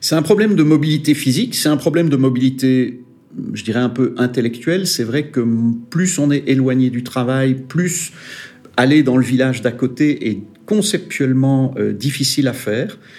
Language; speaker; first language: French; native; French